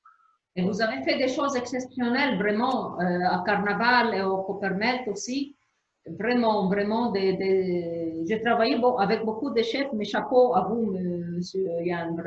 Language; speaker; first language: French; non-native, fluent; Arabic